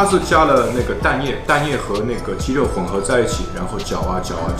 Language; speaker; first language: Chinese; native; Chinese